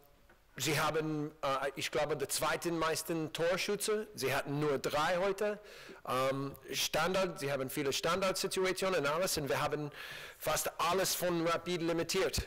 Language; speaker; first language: German; non-native, learner; English